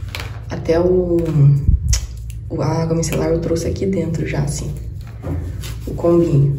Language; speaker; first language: Portuguese; native; Portuguese